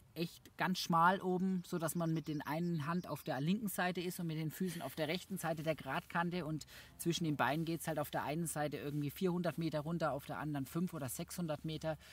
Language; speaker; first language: German; native; German